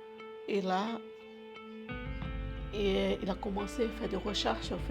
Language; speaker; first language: French; non-native, learner; Portuguese